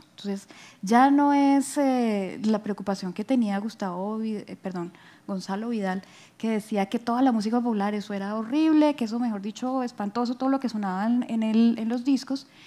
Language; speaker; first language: Spanish; native; Spanish